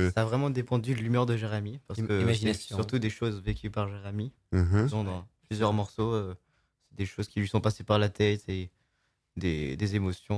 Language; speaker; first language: French; native; French